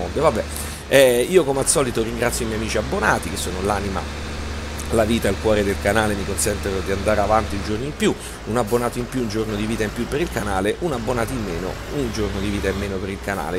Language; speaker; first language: Italian; native; Italian